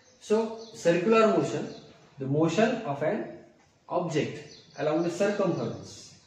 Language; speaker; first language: English; non-native, local second language; Marathi